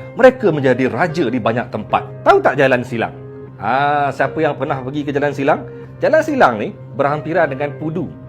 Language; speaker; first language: Malay; native; Malay